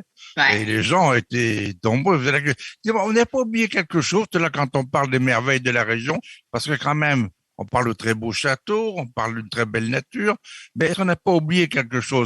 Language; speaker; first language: French; native; French